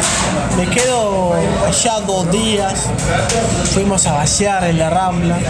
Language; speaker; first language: Spanish; non-native, learner; Arabic